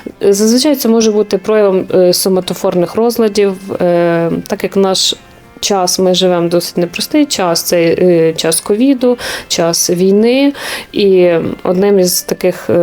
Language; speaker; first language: Ukrainian; native; Ukrainian